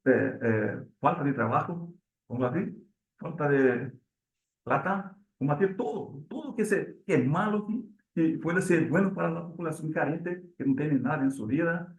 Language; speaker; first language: Spanish; non-native, learner; Portuguese